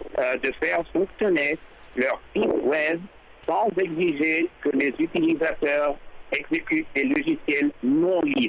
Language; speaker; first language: French; non-native, fluent; English